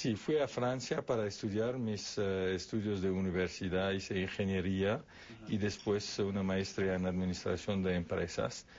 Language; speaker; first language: Spanish; non-native, fluent; Arabic